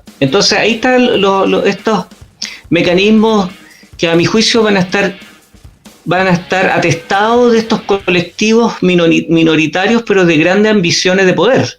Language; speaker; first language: Spanish; native; Spanish